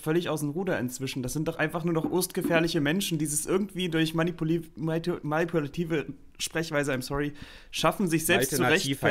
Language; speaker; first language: German; native; German